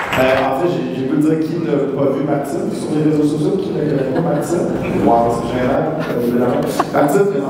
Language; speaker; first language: French; native; French